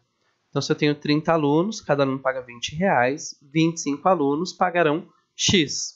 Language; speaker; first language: Portuguese; native; Portuguese